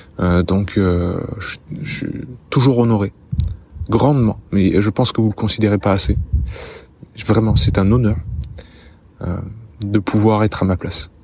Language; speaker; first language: French; native; French